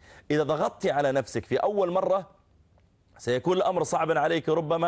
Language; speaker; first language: Arabic; native; Arabic